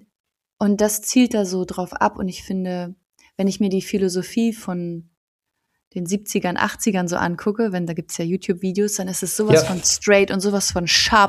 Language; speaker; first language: German; native; German